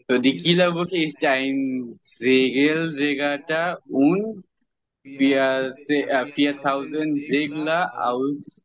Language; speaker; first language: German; non-native, fluent; Bangla